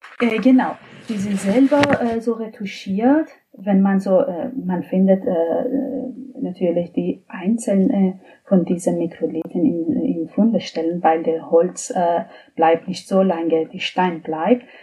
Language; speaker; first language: German; non-native, fluent; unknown